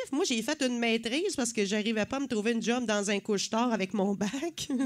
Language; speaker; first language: French; native; French